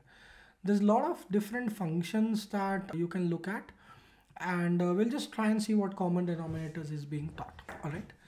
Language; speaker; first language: English; non-native, local second language; Hindi